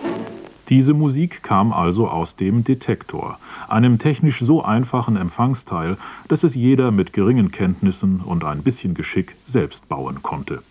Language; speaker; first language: German; native; German